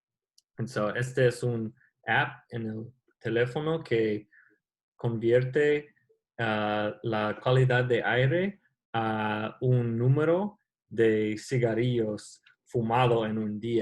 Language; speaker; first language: Spanish; non-native, learner; English